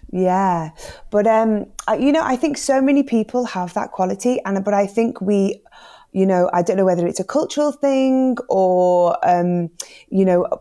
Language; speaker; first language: English; native; English